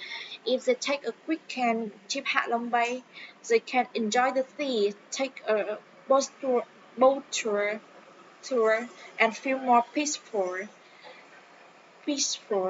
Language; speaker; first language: English; non-native, learner; Vietnamese